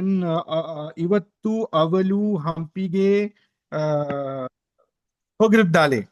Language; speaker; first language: Kannada; non-native, learner; English